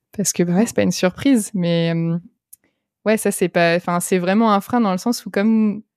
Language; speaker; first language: French; native; French